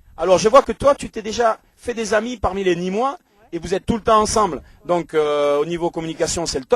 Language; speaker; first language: French; native; French